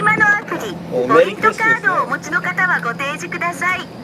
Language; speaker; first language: Japanese; native; Japanese